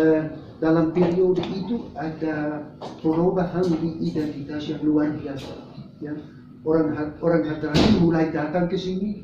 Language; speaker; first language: Indonesian; non-native, fluent; Dutch